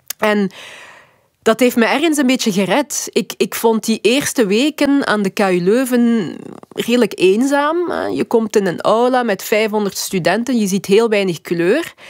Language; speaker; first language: Dutch; early bilingual, other home language; Lingala